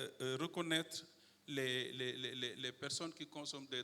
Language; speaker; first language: French; non-native, local second language; Wolof